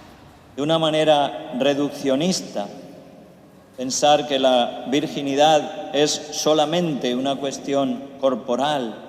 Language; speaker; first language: Spanish; native; Spanish